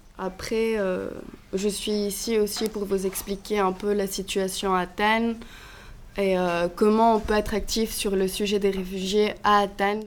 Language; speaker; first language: French; non-native, fluent; Greek